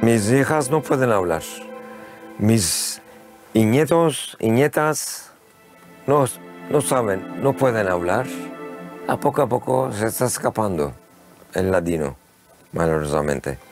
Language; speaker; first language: Spanish; early bilingual, heritage; Ladino